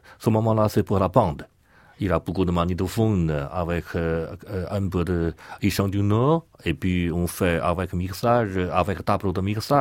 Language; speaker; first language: French; non-native, learner; Chinese